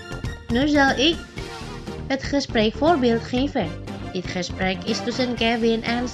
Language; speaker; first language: Dutch; non-native, fluent; Indonesian